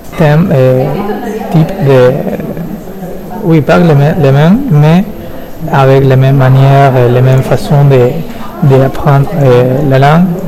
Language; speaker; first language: French; non-native, learner; Spanish